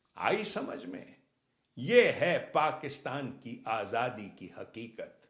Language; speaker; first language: Urdu; native; Urdu